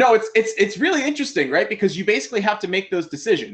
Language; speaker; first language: English; native; English